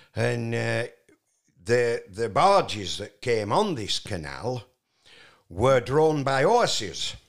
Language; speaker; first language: English; native; English